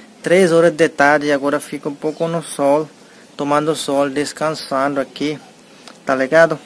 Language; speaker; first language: Portuguese; non-native, learner; Hindi